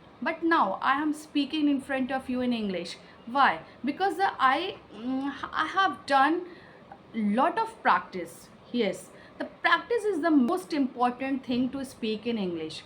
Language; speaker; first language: English; non-native, local second language; Hindi